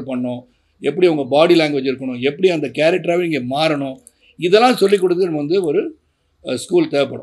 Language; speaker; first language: Tamil; native; Tamil